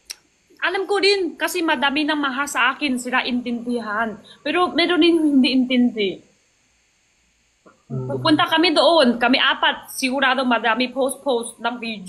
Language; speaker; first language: Filipino; non-native, learner; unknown